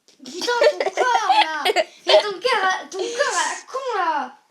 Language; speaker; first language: French; native; French